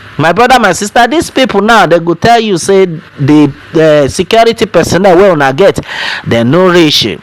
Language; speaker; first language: Nigerian Pidgin; non-native, local second language; Yoruba